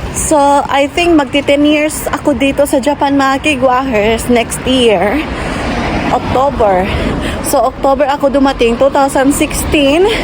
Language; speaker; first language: Filipino; non-native, local second language; Cebuano